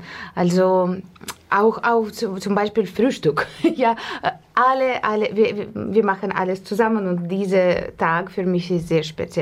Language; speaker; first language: German; non-native, learner; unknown